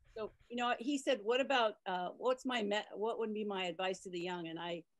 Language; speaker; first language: English; native; English